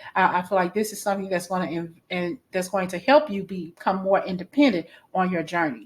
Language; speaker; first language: English; native; English